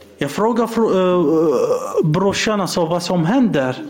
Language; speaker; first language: Swedish; non-native, learner; Arabic